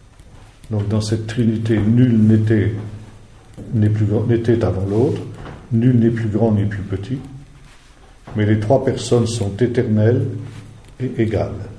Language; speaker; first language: French; native; French